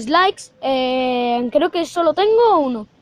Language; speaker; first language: Spanish; native; Spanish